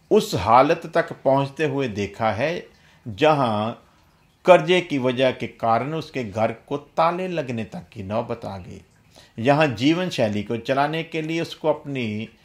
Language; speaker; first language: Hindi; non-native, local second language; Punjabi